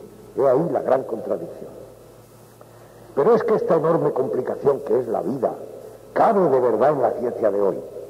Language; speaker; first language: Spanish; native; Spanish